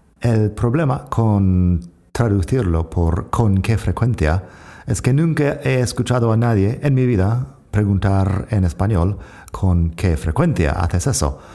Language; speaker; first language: Spanish; non-native, fluent; English